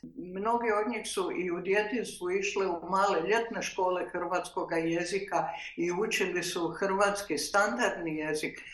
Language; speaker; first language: Croatian; native; Croatian